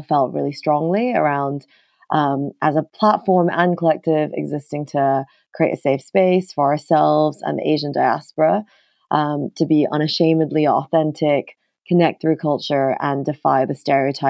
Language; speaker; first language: English; non-native, local second language; Cantonese